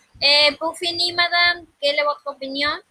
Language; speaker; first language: Spanish; non-native, learner; French